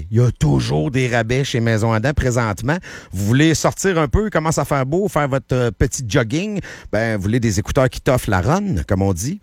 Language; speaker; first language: French; native; French